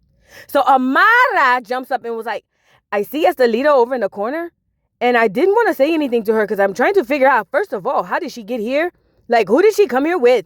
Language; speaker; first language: English; native; English